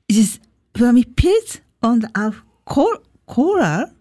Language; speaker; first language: German; non-native, learner; Japanese